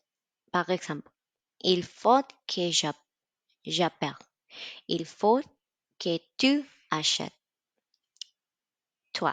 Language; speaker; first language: French; non-native, learner; Spanish